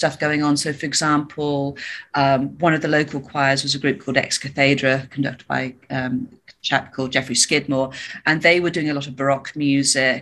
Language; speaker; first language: English; native; English